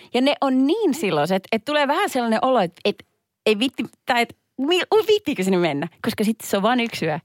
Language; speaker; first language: Finnish; native; Finnish